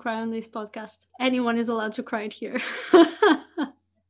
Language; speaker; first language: English; non-native, fluent; Portuguese